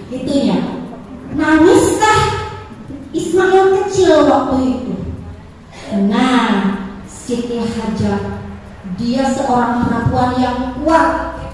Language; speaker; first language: Indonesian; non-native, local second language; Sundanese